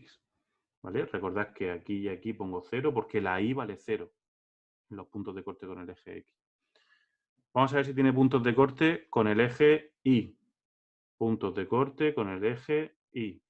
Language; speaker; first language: Spanish; native; Spanish